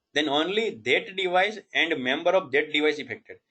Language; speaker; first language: English; non-native, local second language; Gujarati